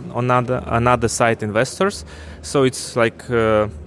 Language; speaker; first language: English; non-native, fluent; Ukrainian